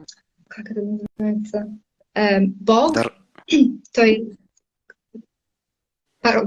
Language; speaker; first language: Russian; non-native, fluent; English